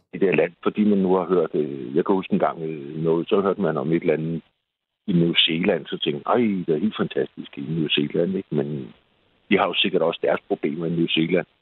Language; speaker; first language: Danish; native; Danish